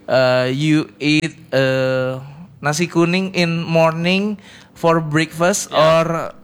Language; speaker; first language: English; non-native, learner; Indonesian